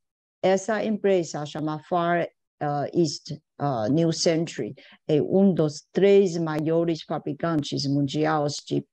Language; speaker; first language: Portuguese; non-native, fluent; Chinese